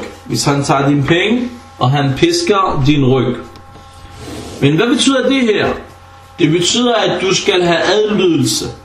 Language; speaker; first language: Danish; early bilingual, other home language; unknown